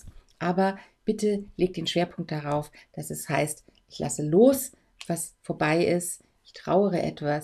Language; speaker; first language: German; native; German